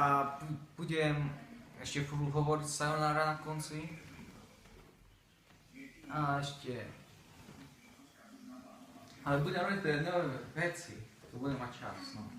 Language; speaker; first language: Slovak; early bilingual, heritage; Slovak